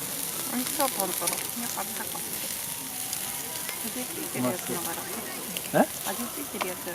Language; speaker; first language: Japanese; native; Japanese